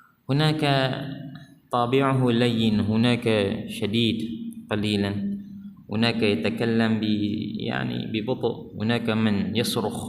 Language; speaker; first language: Arabic; non-native, fluent; Malay